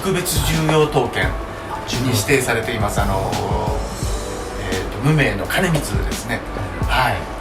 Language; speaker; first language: Japanese; native; Japanese